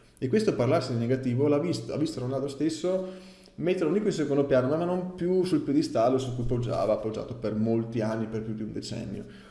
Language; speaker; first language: Italian; native; Italian